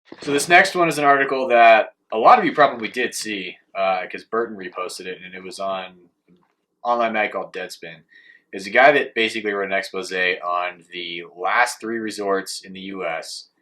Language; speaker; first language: English; native; English